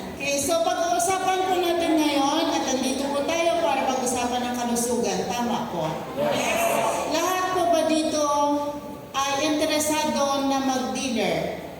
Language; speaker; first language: Filipino; non-native, local second language; Hiligaynon